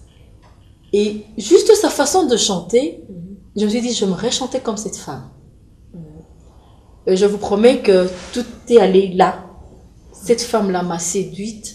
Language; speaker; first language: French; non-native, local second language; Lingala